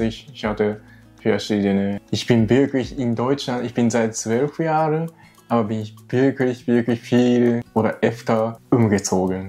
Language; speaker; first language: German; non-native, learner; Japanese